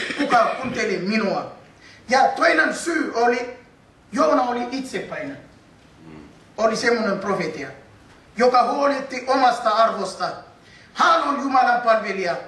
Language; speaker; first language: Finnish; non-native, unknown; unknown